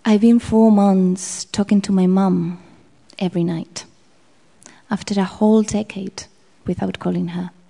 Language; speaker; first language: English; non-native, fluent; Basque